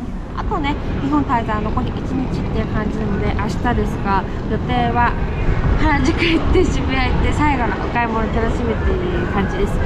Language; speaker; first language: Japanese; native; Japanese